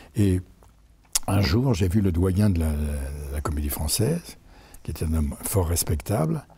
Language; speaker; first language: French; native; French